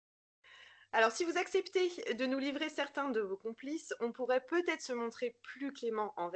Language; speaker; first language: French; native; French